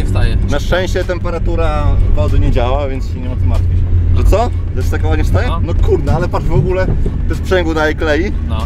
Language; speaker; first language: Polish; native; Polish